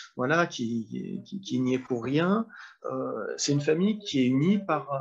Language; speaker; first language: French; native; French